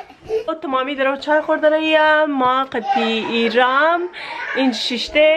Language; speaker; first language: Persian; early bilingual, heritage; Persian